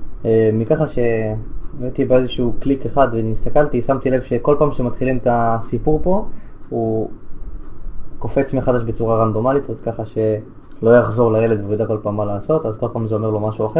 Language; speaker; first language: Hebrew; native; Hebrew